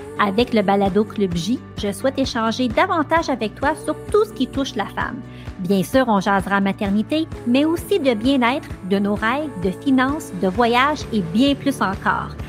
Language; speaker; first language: French; native; French